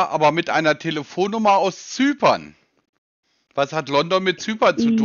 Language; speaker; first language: German; native; German